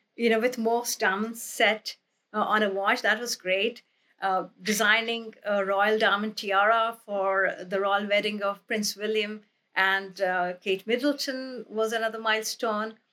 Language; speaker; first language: English; non-native, local second language; Hindi